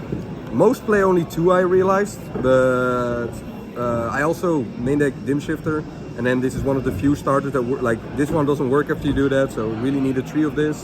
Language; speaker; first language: English; non-native, fluent; Dutch